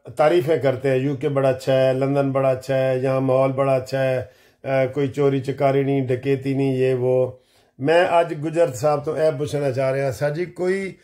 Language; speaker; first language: Urdu; non-native, local second language; Punjabi